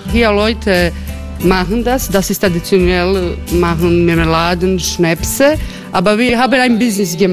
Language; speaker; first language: German; non-native, learner; Croatian